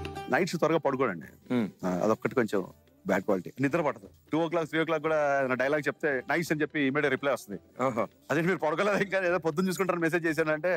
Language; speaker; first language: Telugu; native; Telugu